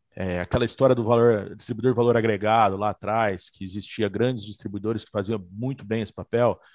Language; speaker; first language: Portuguese; native; Portuguese